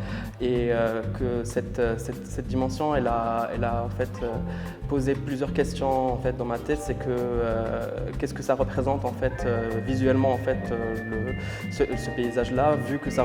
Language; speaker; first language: French; non-native, local second language; Arabic